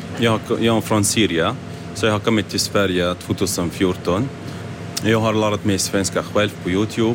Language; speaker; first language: Swedish; non-native, learner; Arabic